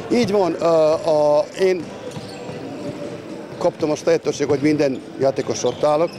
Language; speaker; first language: Hungarian; non-native, learner; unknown